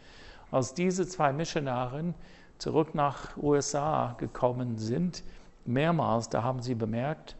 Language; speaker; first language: German; non-native, fluent; English